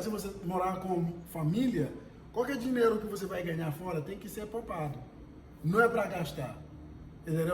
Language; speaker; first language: Portuguese; non-native, fluent; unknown